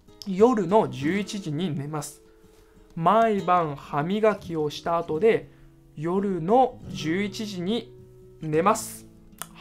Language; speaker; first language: Japanese; non-native, fluent; Chinese